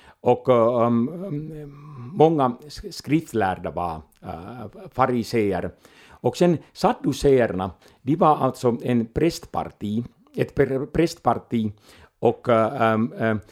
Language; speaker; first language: Swedish; non-native, local second language; Finnish